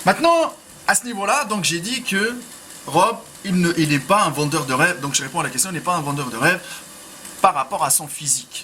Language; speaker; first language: French; native; French